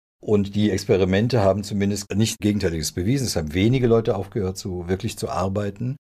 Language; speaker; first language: German; early bilingual, other home language; Serbian